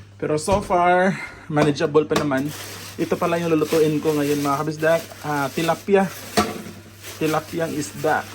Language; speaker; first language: Filipino; non-native, local second language; Cebuano